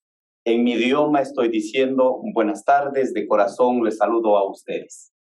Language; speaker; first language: Spanish; non-native, local second language; Quechua